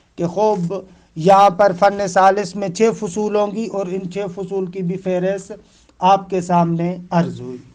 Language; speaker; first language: Urdu; native; Urdu